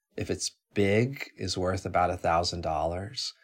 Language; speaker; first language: English; native; English